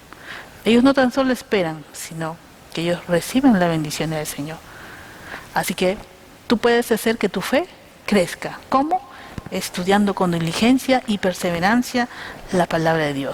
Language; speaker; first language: Spanish; native; Spanish